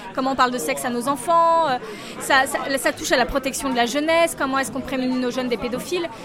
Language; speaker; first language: French; native; French